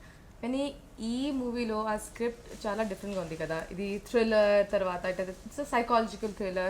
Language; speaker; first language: Telugu; non-native, learner; Malayalam